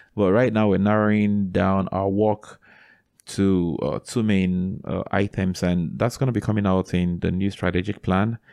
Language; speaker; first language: English; non-native, local second language; Igbo